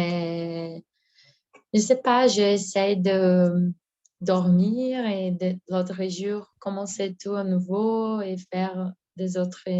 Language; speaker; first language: French; non-native, learner; Portuguese